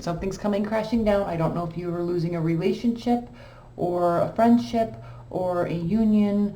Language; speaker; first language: English; native; English